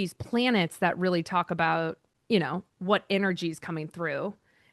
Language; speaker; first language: English; native; English